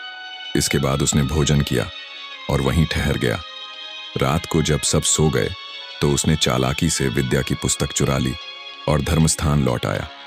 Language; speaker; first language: Hindi; native; Hindi